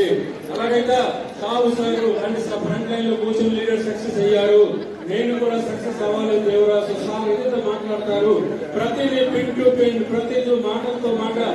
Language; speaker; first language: Telugu; native; Telugu